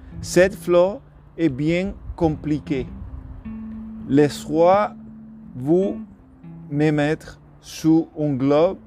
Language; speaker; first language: French; non-native, learner; Spanish